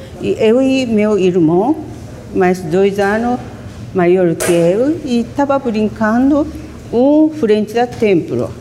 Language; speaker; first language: Portuguese; non-native, learner; Japanese